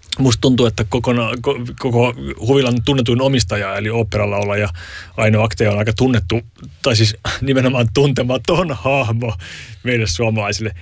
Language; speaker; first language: Finnish; native; Finnish